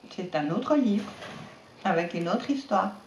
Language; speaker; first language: French; native; French